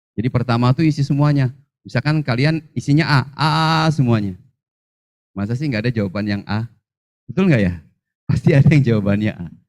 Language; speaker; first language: Indonesian; native; Indonesian